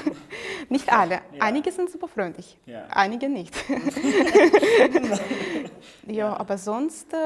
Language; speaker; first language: German; non-native, fluent; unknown